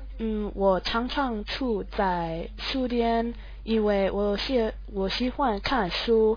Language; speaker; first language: Chinese; non-native, learner; English